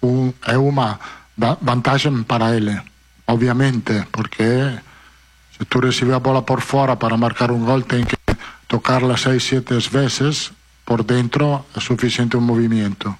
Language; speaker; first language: Portuguese; non-native, fluent; Italian